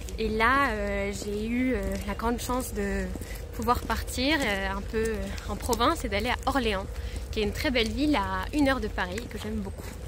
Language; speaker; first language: French; early bilingual, other home language; Romanian